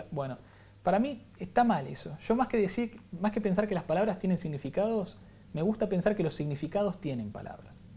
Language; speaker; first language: Spanish; native; Spanish